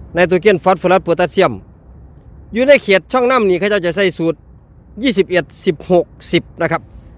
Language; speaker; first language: Thai; non-native, local second language; Northeastern Thai